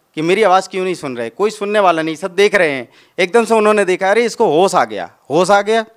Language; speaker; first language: Hindi; native; Hindi